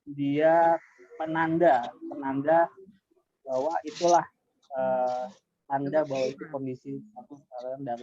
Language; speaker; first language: Indonesian; native; Indonesian